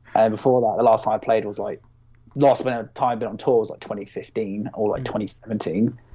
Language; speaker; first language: English; native; English